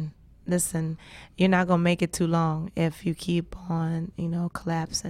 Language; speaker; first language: English; native; English